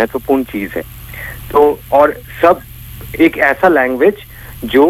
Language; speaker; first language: Hindi; non-native, local second language; Bangla